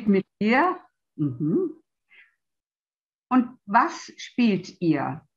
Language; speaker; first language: German; non-native, fluent; Italian